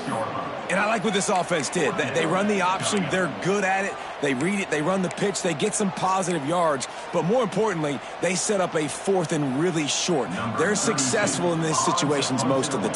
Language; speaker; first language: English; native; English